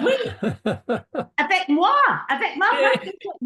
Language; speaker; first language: French; non-native, learner; English